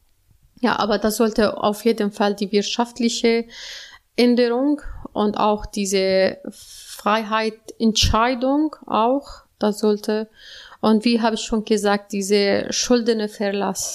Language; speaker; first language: German; non-native, learner; Arabic